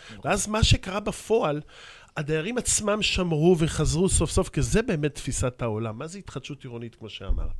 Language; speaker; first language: Hebrew; native; Hebrew